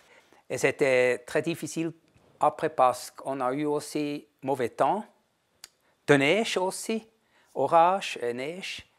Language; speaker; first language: French; non-native, fluent; German